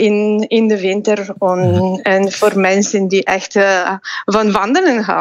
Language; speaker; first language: Dutch; non-native, fluent; Bulgarian